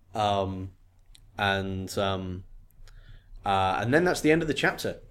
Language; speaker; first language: English; native; English